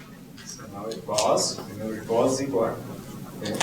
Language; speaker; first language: English; non-native, fluent; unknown